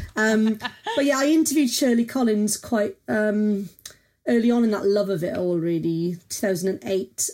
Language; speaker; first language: English; native; English